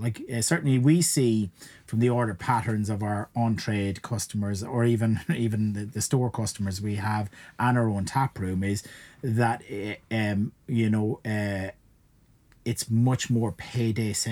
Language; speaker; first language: English; native; English